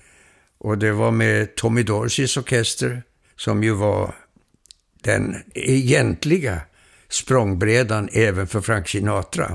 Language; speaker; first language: Swedish; early bilingual, heritage; Swedish